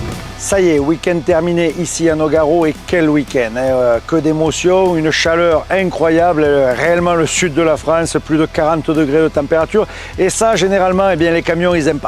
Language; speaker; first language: French; native; French